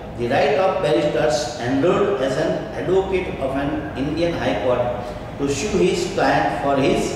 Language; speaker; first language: English; non-native, local second language; Gujarati